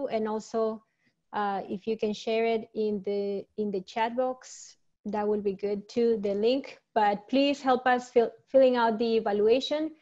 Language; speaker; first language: English; non-native, fluent; Spanish